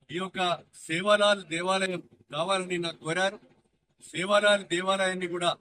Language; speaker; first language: Telugu; native; Telugu